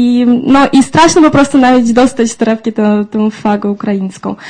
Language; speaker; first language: Polish; non-native, fluent; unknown